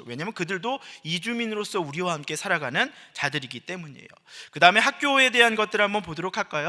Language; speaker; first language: Korean; native; Korean